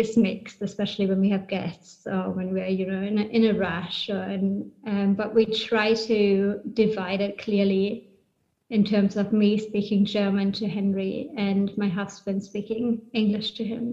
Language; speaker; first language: English; non-native, fluent; German